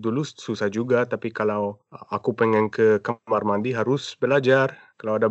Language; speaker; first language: Indonesian; non-native, learner; English